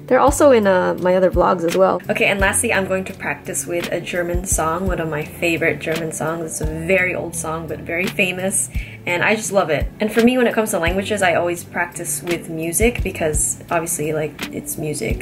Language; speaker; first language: English; native; English